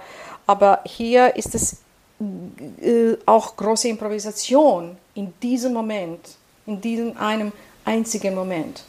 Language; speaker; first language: German; non-native, fluent; Serbian